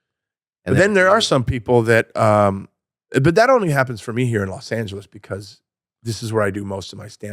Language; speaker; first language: English; native; English